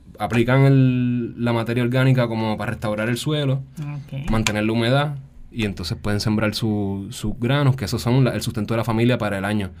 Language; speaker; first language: Spanish; native; Spanish